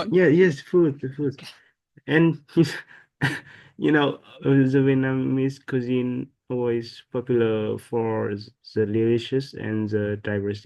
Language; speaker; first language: English; non-native, learner; Vietnamese